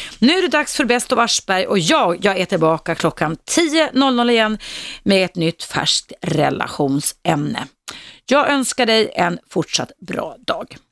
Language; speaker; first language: Swedish; native; Swedish